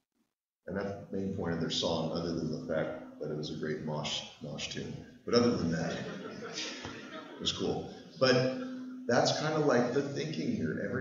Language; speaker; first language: English; native; English